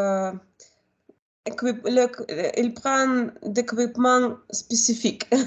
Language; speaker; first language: French; non-native, learner; Russian